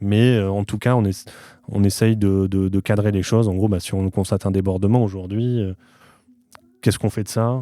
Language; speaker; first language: French; native; French